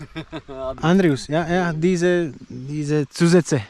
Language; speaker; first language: German; non-native, learner; Slovak